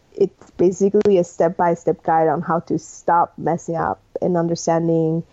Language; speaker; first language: English; early bilingual, other home language; Spanish